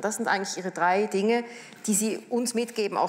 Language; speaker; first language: German; native; German